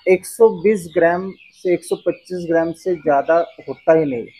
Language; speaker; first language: Hindi; non-native, local second language; Marathi